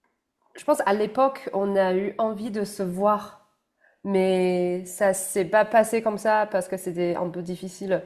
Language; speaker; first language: French; non-native, fluent; Chinese